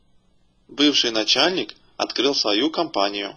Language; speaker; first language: Russian; native; Russian